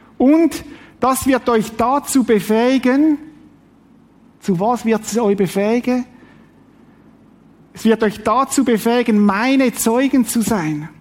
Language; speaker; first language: German; native; German